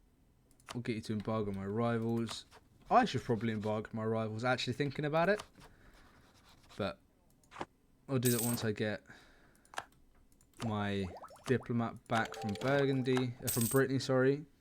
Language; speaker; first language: English; native; English